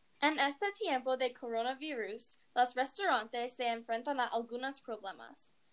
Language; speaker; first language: Spanish; non-native, learner; English